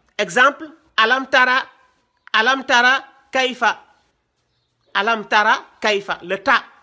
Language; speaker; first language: French; non-native, local second language; Wolof